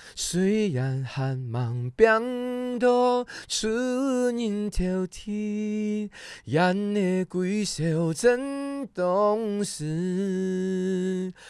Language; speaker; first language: Chinese; non-native, local second language; Hakka Chinese